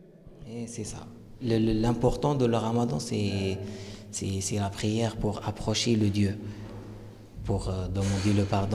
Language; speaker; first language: French; non-native, learner; Arabic